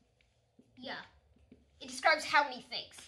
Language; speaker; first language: English; native; English